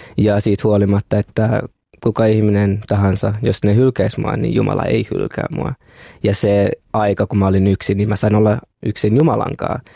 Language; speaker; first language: Finnish; early bilingual, other home language; Kinyarwanda